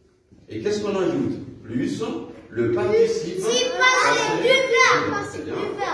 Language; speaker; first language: French; non-native, local second language; Arabic